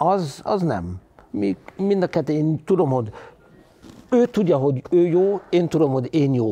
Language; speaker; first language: Hungarian; non-native, learner; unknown